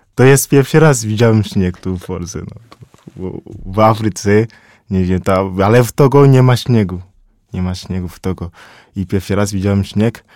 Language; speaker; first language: Polish; non-native, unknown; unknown